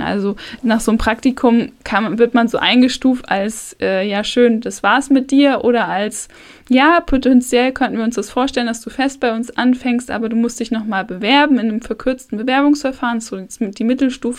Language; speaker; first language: German; native; German